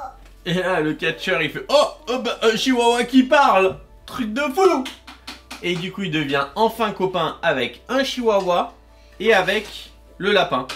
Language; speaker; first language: French; native; French